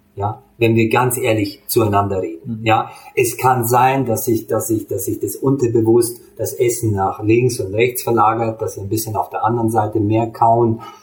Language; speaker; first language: German; early bilingual, other home language; Hungarian